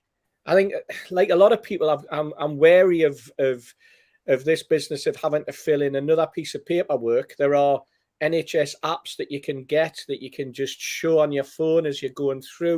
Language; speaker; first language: English; native; English